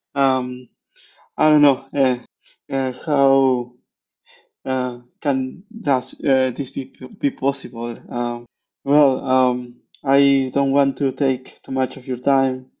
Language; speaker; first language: English; non-native, fluent; Spanish